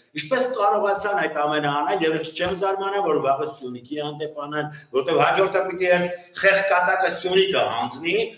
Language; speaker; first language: Armenian; native; Armenian